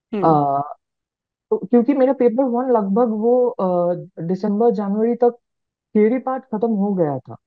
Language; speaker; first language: Hindi; non-native, local second language; Bangla